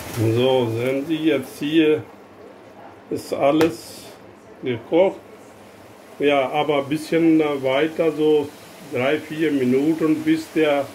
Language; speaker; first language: German; non-native, fluent; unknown